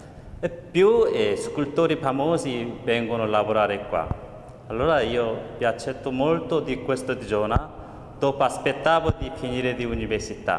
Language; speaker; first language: Italian; non-native, learner; Korean